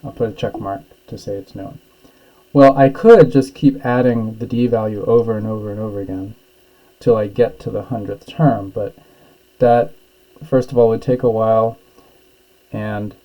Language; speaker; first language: English; native; English